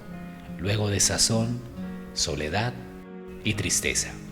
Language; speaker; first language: Spanish; native; Spanish